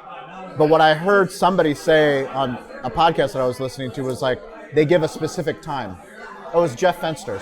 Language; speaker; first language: English; native; English